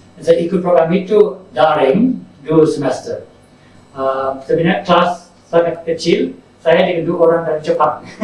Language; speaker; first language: Indonesian; non-native, fluent; English